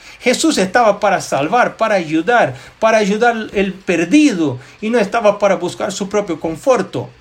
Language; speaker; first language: Spanish; non-native, fluent; Portuguese